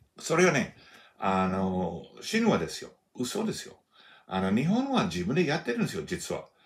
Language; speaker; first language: Japanese; non-native, fluent; English